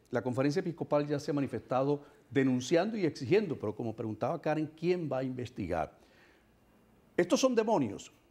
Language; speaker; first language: Spanish; native; Spanish